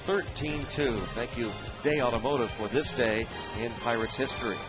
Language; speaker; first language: English; native; English